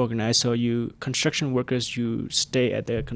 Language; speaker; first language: English; non-native, fluent; Khmer